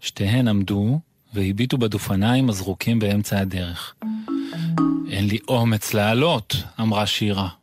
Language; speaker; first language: Hebrew; native; Hebrew